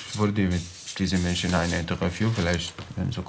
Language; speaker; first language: German; non-native, learner; Arabic